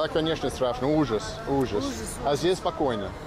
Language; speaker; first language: Russian; non-native, learner; English